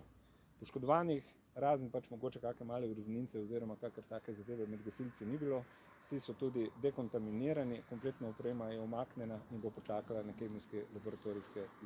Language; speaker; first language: Slovenian; native; Slovenian